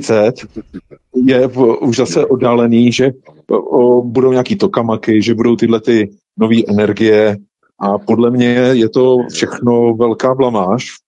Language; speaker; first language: Czech; native; Czech